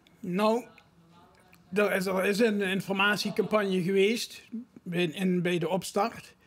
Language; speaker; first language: Dutch; native; Dutch